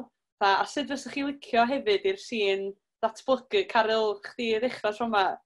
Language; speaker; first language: Welsh; native; Welsh